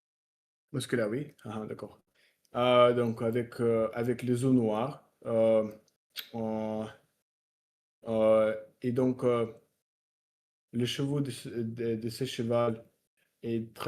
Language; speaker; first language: French; non-native, fluent; Russian